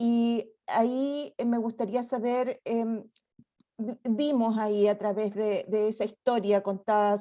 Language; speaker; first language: Spanish; native; Spanish